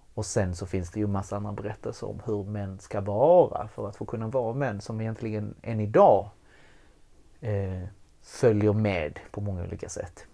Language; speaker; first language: Swedish; early bilingual, other home language; Spanish